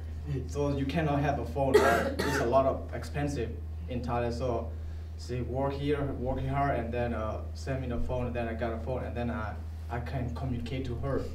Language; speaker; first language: English; non-native, learner; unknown